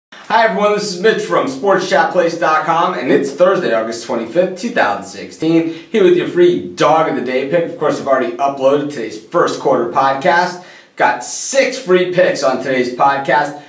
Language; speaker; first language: English; native; English